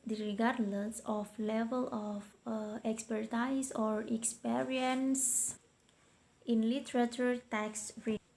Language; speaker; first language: English; non-native, learner; Indonesian